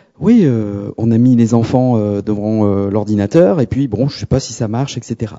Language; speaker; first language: French; native; French